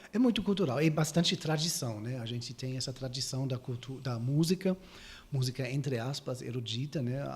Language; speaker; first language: Portuguese; non-native, fluent; German